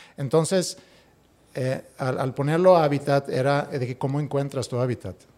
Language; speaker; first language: Spanish; non-native, fluent; Swedish